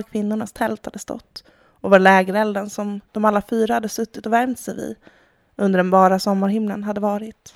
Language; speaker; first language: Swedish; native; Swedish